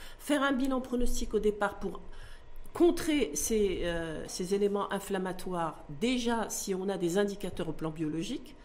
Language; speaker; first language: French; non-native, local second language; Arabic